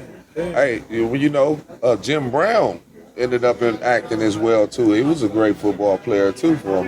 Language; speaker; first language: English; native; English